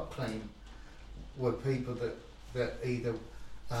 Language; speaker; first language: English; native; English